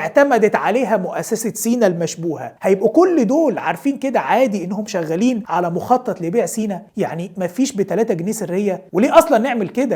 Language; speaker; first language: Arabic; native; Arabic